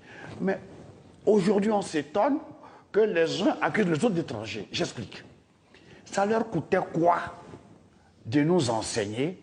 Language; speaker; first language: French; non-native, local second language; Dyula